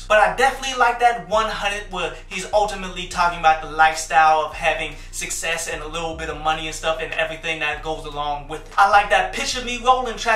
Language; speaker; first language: English; native; English